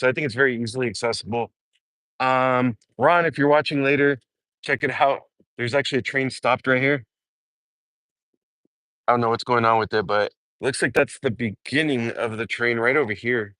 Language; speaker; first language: English; native; English